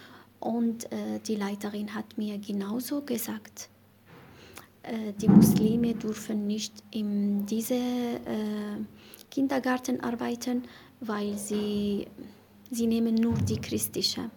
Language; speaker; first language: German; non-native, learner; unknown